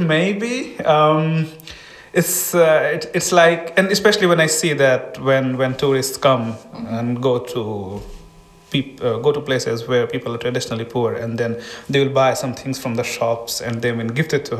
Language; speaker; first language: English; non-native, local second language; Hindi